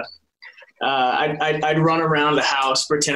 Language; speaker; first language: English; native; English